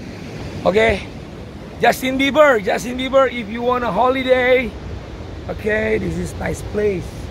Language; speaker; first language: English; non-native, learner; Indonesian